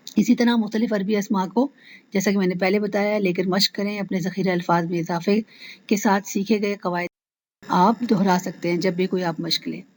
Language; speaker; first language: Urdu; native; Urdu